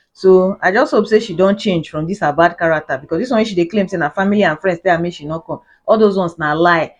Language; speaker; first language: Nigerian Pidgin; native; Nigerian Pidgin